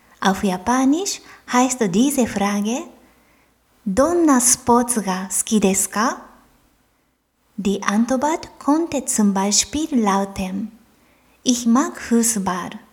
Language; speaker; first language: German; non-native, fluent; Japanese